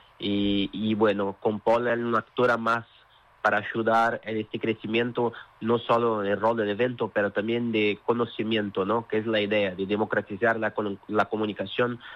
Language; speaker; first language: Spanish; non-native, fluent; Portuguese